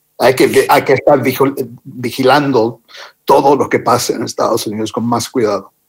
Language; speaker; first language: Spanish; non-native, fluent; English